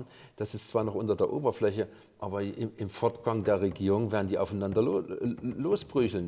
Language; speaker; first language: German; native; German